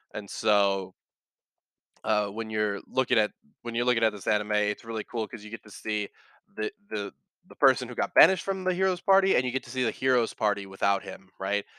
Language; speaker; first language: English; native; English